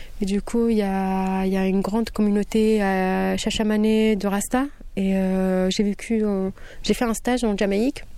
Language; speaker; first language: French; early bilingual, other home language; Kabyle